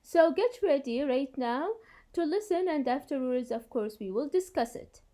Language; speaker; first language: English; non-native, fluent; Arabic